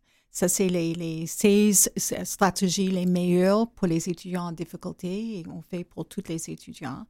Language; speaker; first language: French; non-native, learner; English